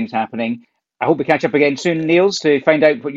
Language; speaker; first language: English; native; English